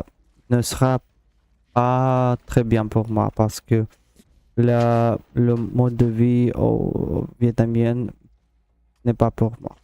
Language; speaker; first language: French; non-native, learner; Russian